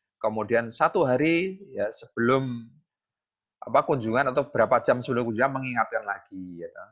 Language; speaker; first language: Indonesian; non-native, local second language; Javanese